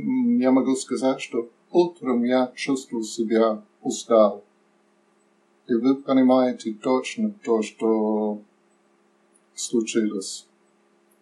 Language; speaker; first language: Russian; non-native, learner; English